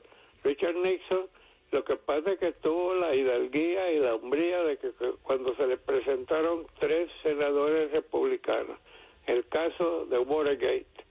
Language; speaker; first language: Spanish; native; Spanish